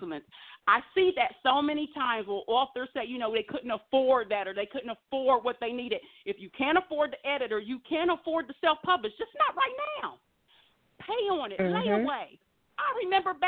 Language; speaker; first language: English; native; English